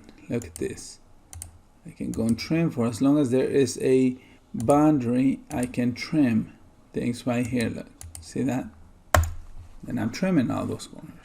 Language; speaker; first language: English; native; English